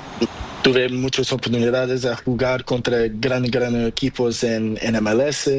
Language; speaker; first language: Spanish; non-native, learner; Portuguese